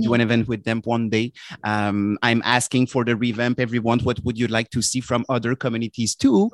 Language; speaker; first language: English; non-native, fluent; French